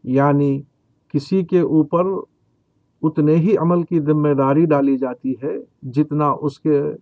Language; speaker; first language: Urdu; native; Urdu